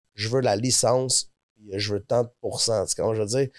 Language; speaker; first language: French; native; French